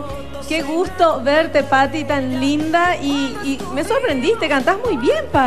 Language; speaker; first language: Spanish; native; Spanish